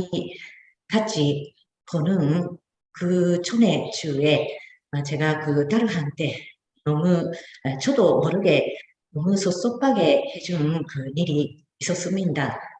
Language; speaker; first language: Korean; non-native, fluent; Japanese